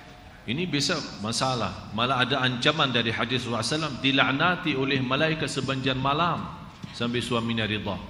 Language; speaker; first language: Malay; non-native, fluent; Arabic